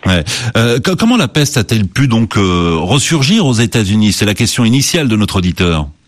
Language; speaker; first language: French; native; French